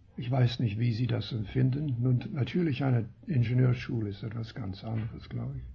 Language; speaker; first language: German; early bilingual, heritage; German